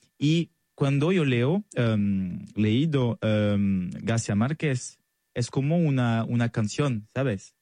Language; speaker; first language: Spanish; non-native, learner; French